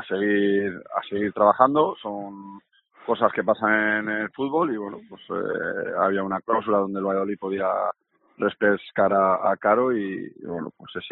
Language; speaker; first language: Spanish; native; Spanish